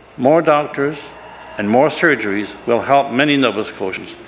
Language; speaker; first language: English; native; English